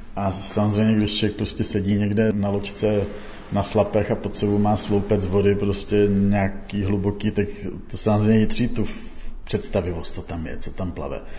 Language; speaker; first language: Czech; native; Czech